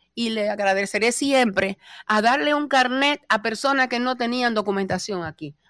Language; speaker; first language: Spanish; native; Spanish